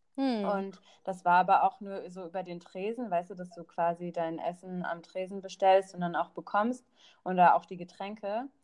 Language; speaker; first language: German; non-native, local second language; Thai